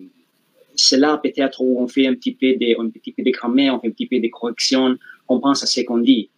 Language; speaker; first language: French; non-native, fluent; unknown